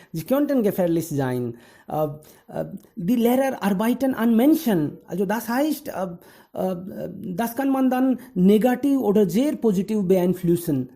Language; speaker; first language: German; non-native, fluent; Hindi